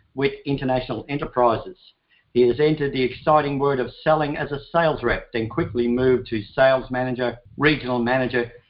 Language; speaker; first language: English; native; English